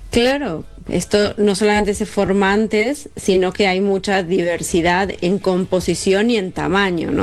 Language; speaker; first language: Spanish; native; Spanish